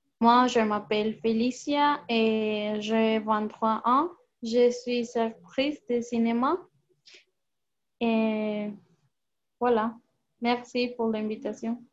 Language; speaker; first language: French; non-native, learner; Spanish